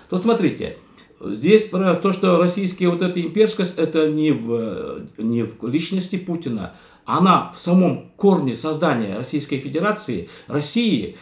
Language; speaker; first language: Russian; non-native, local second language; Kazakh